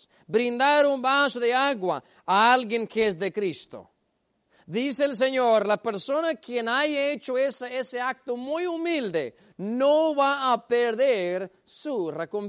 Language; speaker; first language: Spanish; native; Spanish